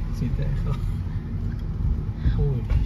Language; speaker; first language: Dutch; non-native, fluent; Indonesian